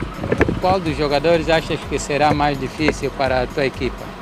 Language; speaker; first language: Portuguese; non-native, fluent; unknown